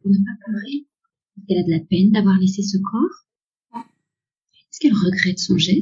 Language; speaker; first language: French; native; French